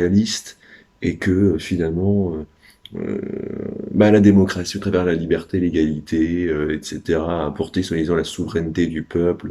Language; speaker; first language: French; native; French